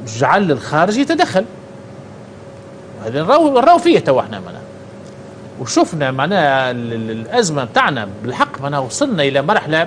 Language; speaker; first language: Arabic; native; Arabic